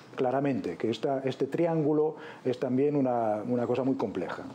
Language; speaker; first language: Spanish; non-native, fluent; Polish